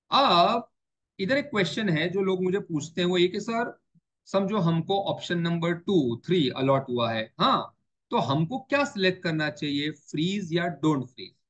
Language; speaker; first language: Hindi; native; Hindi